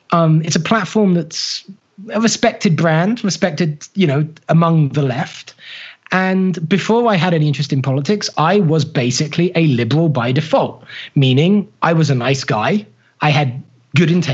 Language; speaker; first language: English; native; English